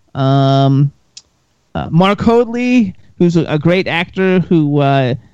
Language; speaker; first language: English; native; English